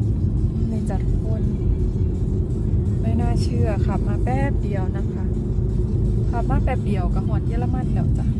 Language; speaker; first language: Dutch; non-native, learner; Thai